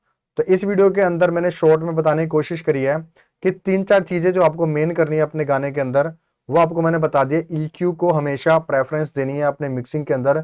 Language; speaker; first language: Hindi; native; Hindi